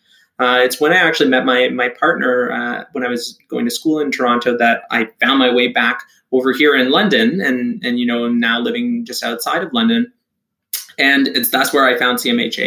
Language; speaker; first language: English; native; English